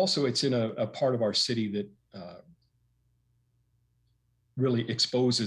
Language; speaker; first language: English; native; English